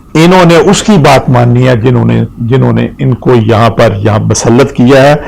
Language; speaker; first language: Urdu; non-native, local second language; Punjabi